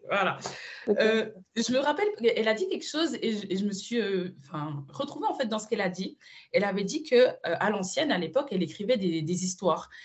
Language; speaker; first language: French; early bilingual, other home language; Spanish